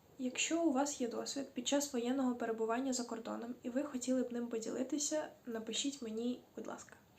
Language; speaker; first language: Ukrainian; native; Ukrainian